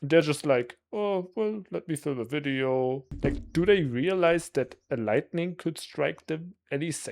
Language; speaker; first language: English; non-native, fluent; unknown